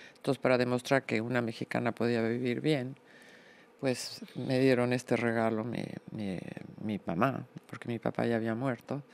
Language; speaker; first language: Spanish; native; Spanish